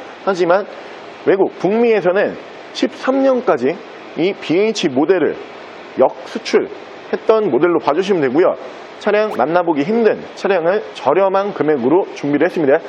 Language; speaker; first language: Korean; native; Korean